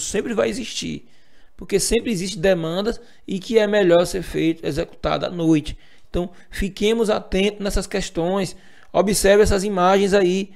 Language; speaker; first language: Portuguese; native; Portuguese